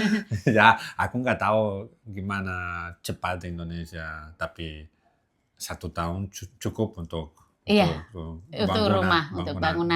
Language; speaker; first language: Indonesian; non-native, learner; Catalan